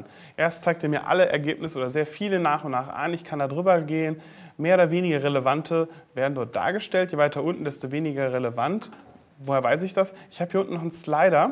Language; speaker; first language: German; native; German